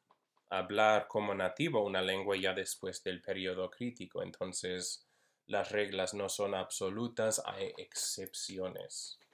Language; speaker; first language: Spanish; non-native, fluent; English